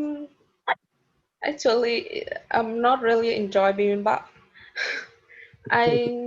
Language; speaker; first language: English; non-native, learner; Vietnamese